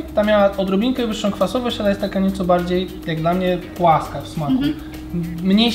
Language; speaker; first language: Polish; native; Polish